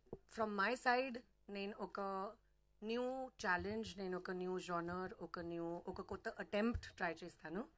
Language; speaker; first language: Telugu; non-native, fluent; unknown